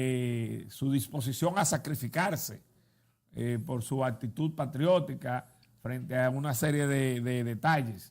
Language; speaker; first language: Spanish; native; Spanish